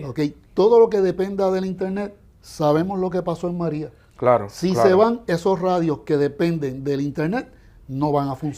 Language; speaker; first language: Spanish; native; Spanish